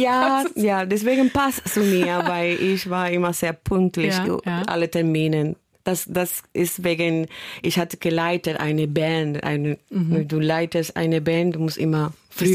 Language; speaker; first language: German; non-native, fluent; Spanish